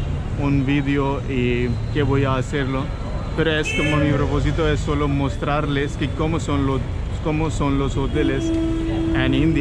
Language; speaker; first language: Spanish; non-native, learner; Hindi